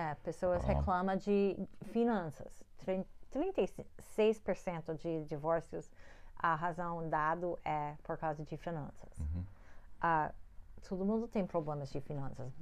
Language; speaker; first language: Portuguese; non-native, learner; English